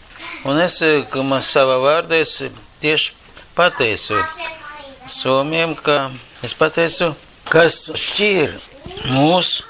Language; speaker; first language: Latvian; non-native, local second language; Russian